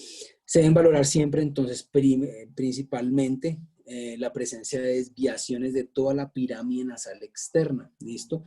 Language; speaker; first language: Spanish; native; Spanish